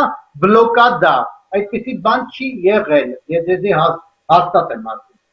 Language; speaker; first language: Armenian; native; Armenian